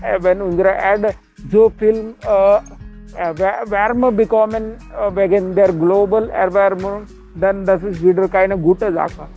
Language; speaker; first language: German; non-native, learner; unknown